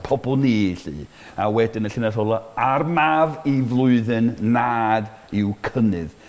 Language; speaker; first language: Welsh; non-native, fluent; English